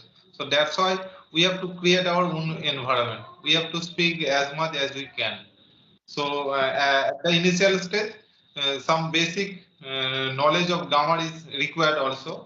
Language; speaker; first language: English; non-native, learner; Bangla